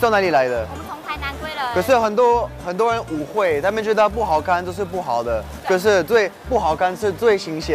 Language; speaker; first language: Chinese; non-native, fluent; French